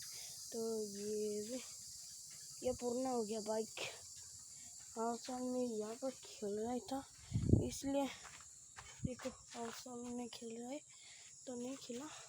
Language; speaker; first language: Hindi; non-native, local second language; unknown